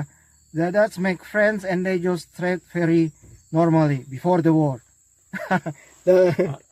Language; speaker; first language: English; non-native, learner; Indonesian